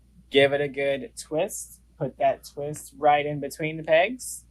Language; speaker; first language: English; native; English